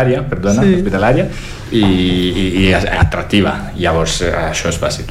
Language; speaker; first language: Catalan; non-native, fluent; Italian